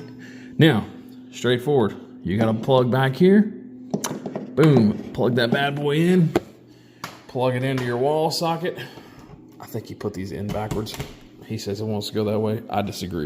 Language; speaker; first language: English; native; English